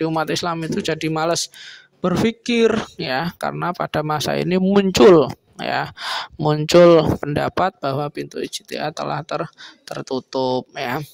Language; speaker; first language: Indonesian; native; Indonesian